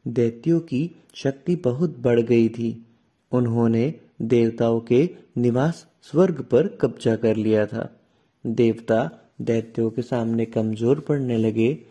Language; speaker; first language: Hindi; native; Hindi